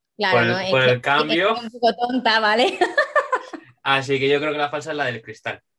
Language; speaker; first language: Spanish; native; Spanish